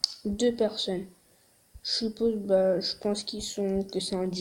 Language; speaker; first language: French; native; French